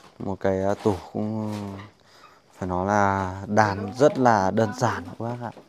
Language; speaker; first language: Vietnamese; non-native, local second language; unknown